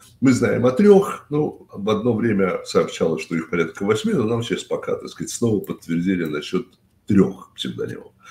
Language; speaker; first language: Russian; native; Russian